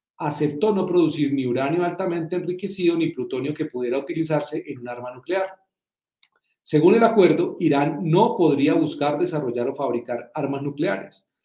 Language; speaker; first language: Spanish; native; Spanish